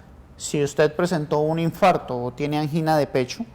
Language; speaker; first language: Spanish; native; Spanish